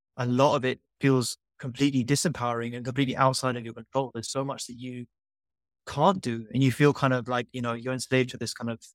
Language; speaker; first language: English; native; English